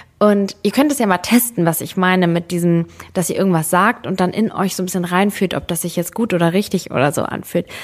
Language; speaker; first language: German; early bilingual, other home language; Serbian